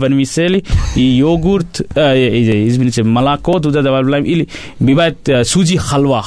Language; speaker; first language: Russian; non-native, learner; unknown